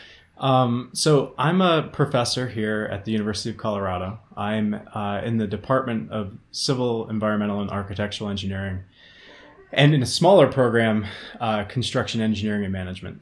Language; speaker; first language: English; native; English